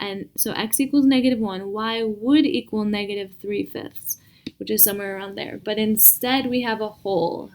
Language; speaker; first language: English; native; English